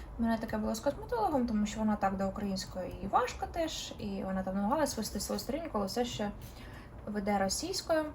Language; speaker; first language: Ukrainian; non-native, local second language; Russian